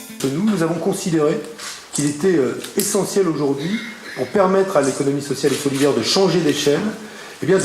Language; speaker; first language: French; native; French